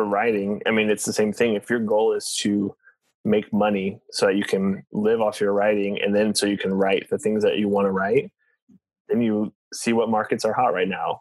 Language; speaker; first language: English; native; English